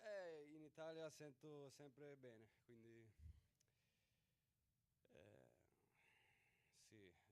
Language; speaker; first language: Italian; non-native, learner; Swedish